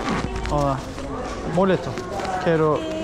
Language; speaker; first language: Spanish; non-native, learner; Turkish